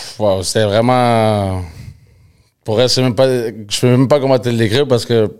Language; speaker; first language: French; early bilingual, other home language; Spanish